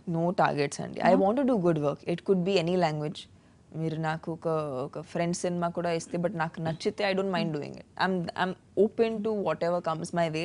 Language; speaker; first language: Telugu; non-native, fluent; Hindi